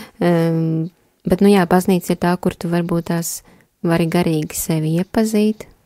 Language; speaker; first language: Latvian; native; Latvian